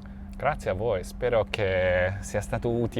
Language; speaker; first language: Italian; non-native, fluent; English